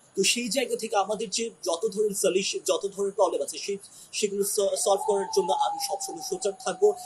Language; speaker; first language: Bangla; non-native, local second language; Chakma